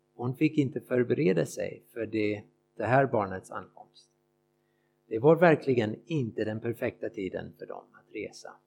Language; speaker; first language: Swedish; non-native, fluent; English